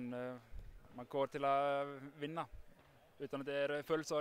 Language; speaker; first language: Swedish; non-native, fluent; Icelandic